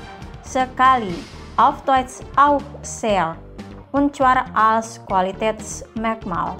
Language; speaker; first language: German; non-native, fluent; Indonesian